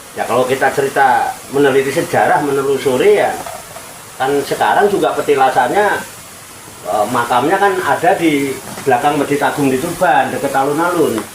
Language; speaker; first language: Indonesian; non-native, local second language; Javanese